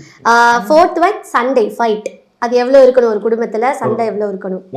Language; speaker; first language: Tamil; native; Tamil